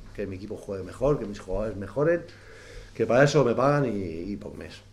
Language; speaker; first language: Spanish; non-native, local second language; Catalan